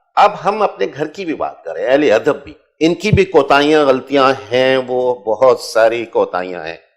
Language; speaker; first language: Urdu; non-native, local second language; Pashto